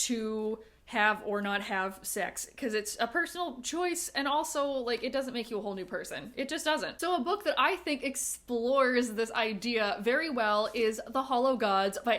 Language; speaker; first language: English; native; English